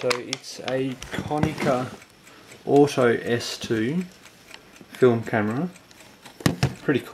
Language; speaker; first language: English; native; English